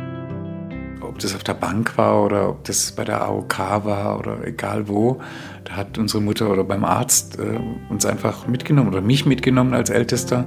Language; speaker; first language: German; early bilingual, other home language; Spanish